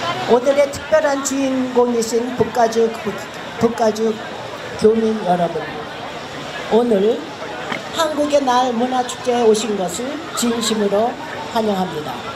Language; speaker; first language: Korean; native; Korean